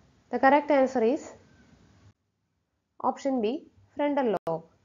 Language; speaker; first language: English; non-native, local second language; Malayalam